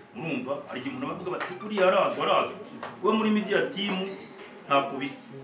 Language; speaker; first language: Kinyarwanda; native; Kinyarwanda